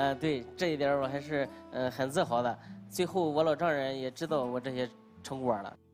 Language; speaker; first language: Chinese; native; Chinese